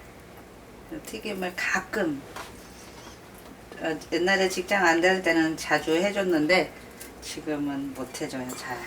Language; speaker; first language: Korean; native; Korean